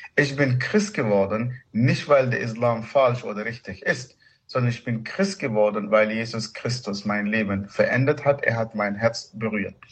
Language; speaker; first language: German; non-native, fluent; Arabic